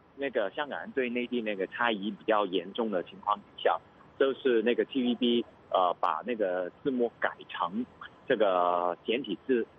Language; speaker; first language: Chinese; non-native, local second language; Cantonese